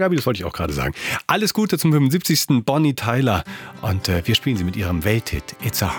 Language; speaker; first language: German; native; German